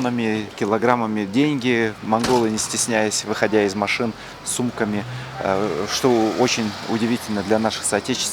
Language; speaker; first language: Russian; native; Russian